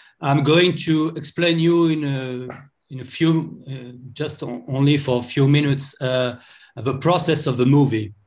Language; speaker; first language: English; non-native, learner; French